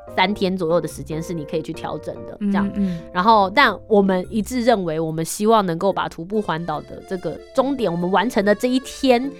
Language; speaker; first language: Chinese; native; Chinese